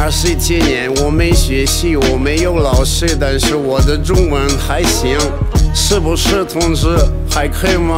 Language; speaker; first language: Chinese; non-native, learner; Russian